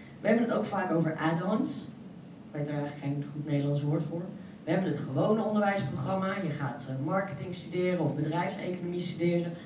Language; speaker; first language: Dutch; early bilingual, other home language; French